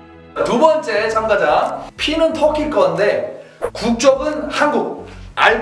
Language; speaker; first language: Korean; native; Korean